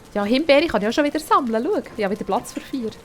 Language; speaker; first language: German; native; German